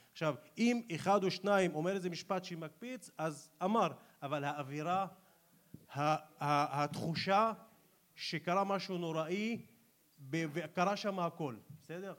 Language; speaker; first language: Hebrew; non-native, local second language; Arabic